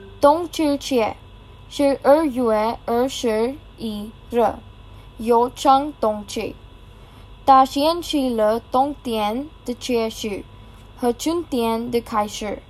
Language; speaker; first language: Chinese; non-native, learner; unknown